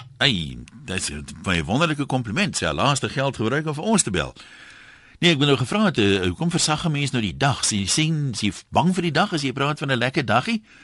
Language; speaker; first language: Afrikaans; native; Afrikaans